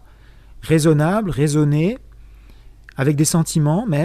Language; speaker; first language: French; native; French